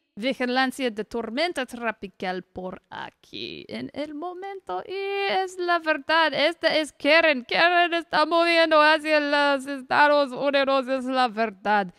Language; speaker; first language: Spanish; non-native, learner; English